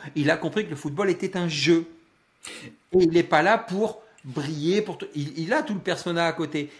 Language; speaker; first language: French; native; French